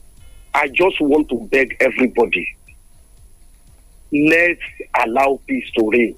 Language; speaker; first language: English; non-native, local second language; Yoruba